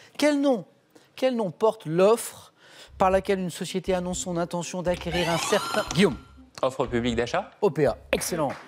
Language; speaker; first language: French; native; French